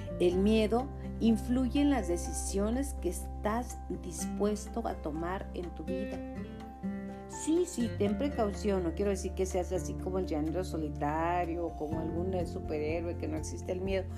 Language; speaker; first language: Spanish; native; Spanish